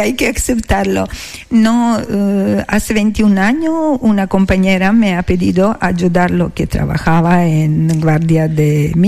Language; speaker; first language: Spanish; non-native, learner; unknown